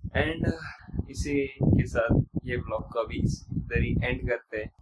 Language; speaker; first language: Hindi; non-native, local second language; Marathi